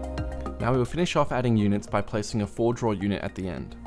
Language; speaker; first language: English; native; English